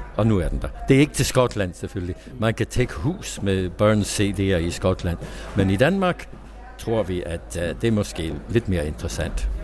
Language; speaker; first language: Danish; non-native, fluent; English